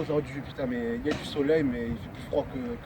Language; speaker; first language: French; native; French